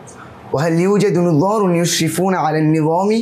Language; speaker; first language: Arabic; non-native, learner; Bangla